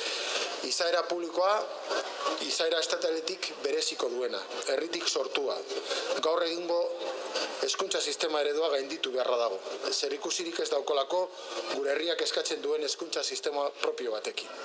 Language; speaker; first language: Basque; native; Basque